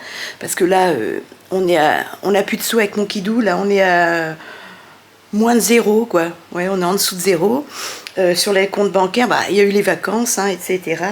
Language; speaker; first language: French; native; French